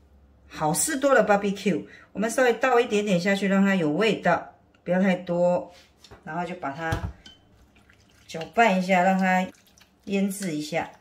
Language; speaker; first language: Chinese; native; Chinese